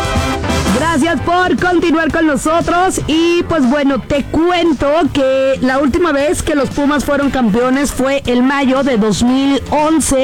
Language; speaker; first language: Spanish; native; Spanish